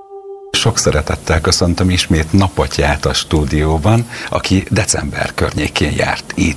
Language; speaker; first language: Hungarian; native; Hungarian